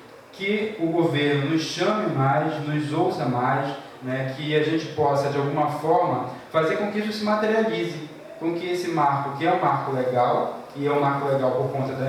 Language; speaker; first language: Portuguese; native; Portuguese